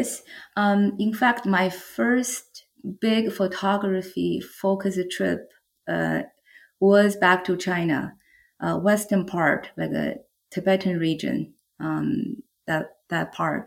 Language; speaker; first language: English; non-native, fluent; Chinese